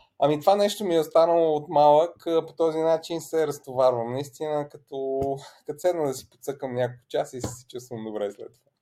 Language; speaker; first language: Bulgarian; early bilingual, other home language; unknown